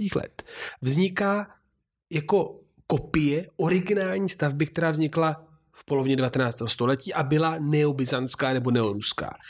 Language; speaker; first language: Czech; non-native, fluent; Italian